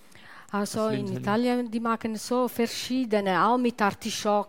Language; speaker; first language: German; non-native, learner; Italian